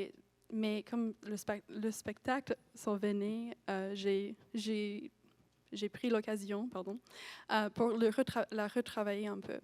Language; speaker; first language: French; non-native, fluent; English